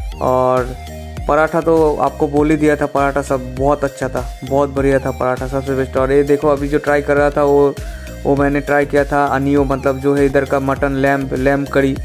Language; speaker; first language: Hindi; non-native, local second language; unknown